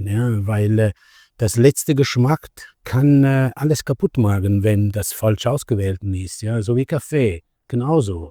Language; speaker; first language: German; non-native, fluent; Italian